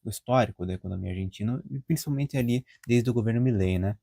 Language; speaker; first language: Portuguese; native; Portuguese